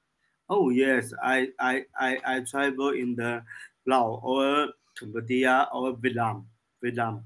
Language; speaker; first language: English; non-native, learner; Chinese